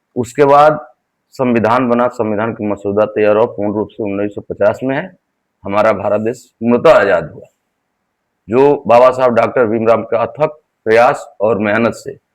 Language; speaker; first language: Hindi; native; Hindi